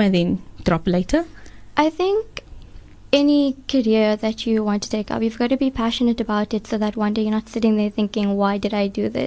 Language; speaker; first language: English; native; English